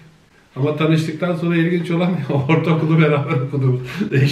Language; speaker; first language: Turkish; native; Turkish